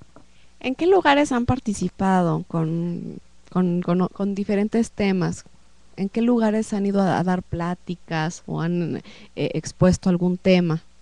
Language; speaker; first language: Spanish; native; Spanish